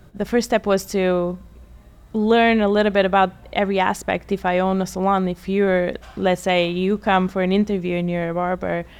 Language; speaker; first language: English; non-native, fluent; Bulgarian